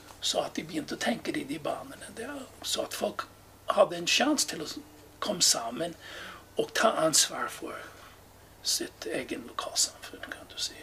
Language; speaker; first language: Norwegian; non-native, fluent; English